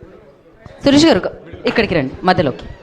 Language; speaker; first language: Telugu; native; Telugu